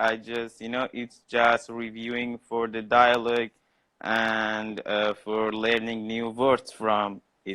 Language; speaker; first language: English; non-native, learner; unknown